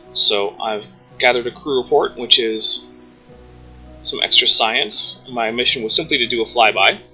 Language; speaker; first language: English; native; English